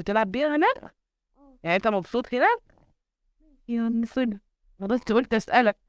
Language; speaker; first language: Arabic; native; Arabic